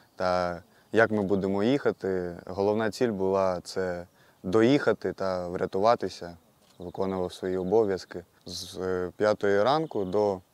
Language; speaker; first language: Ukrainian; non-native, local second language; Russian